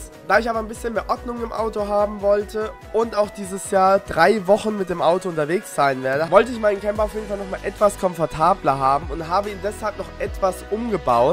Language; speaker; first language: German; native; German